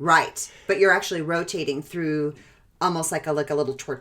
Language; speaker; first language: English; native; English